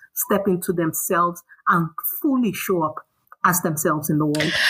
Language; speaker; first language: English; non-native, local second language; Yoruba